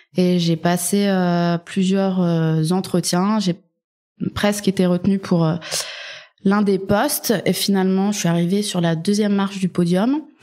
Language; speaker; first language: French; native; French